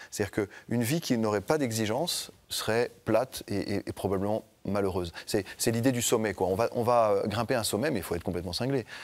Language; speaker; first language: French; native; French